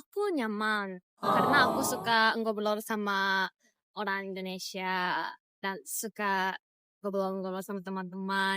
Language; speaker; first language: Indonesian; non-native, fluent; Japanese